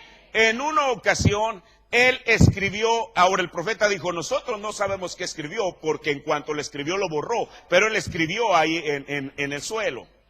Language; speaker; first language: Spanish; native; Spanish